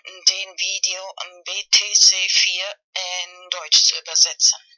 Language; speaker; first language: German; non-native, fluent; Spanish